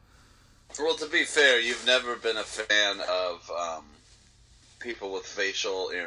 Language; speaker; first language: English; native; English